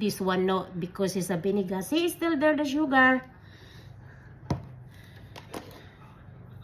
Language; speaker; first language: English; non-native, learner; Filipino